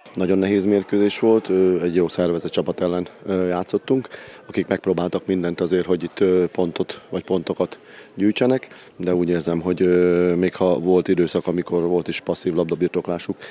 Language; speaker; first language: Hungarian; native; Hungarian